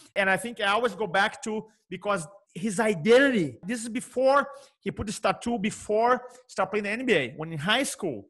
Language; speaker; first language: English; non-native, fluent; Portuguese